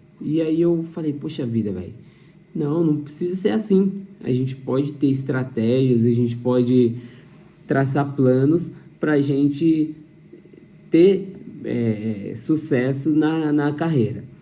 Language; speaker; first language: Portuguese; native; Portuguese